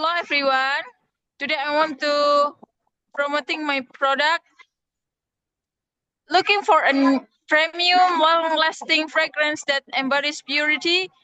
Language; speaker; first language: English; non-native, learner; Indonesian